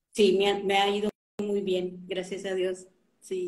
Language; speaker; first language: Spanish; native; Spanish